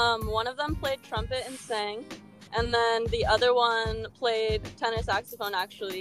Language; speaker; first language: English; native; English